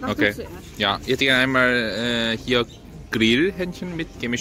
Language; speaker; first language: German; non-native, learner; Korean